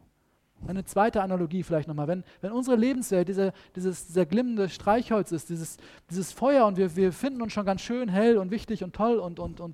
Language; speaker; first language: German; native; German